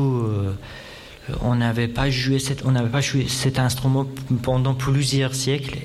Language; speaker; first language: French; non-native, fluent; Persian